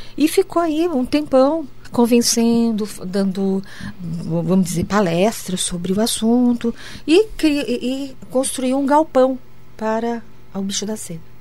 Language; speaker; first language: Portuguese; early bilingual, other home language; Japanese